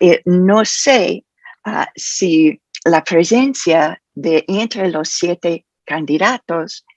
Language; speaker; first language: Spanish; non-native, fluent; English